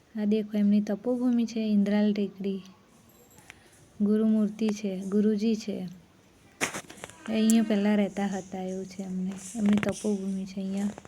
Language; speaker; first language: Gujarati; native; Gujarati